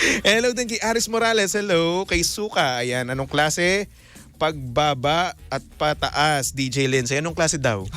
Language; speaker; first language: Filipino; native; Filipino